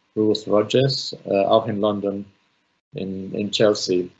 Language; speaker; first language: German; non-native, fluent; Finnish